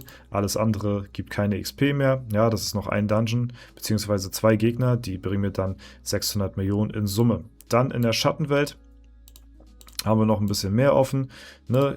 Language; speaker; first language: German; native; German